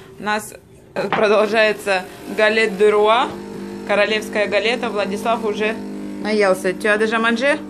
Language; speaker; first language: Russian; native; Russian